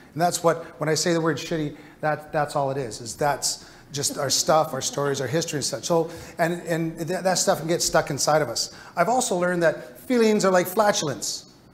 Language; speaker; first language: English; native; English